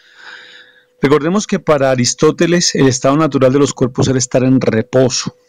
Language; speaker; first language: Spanish; native; Spanish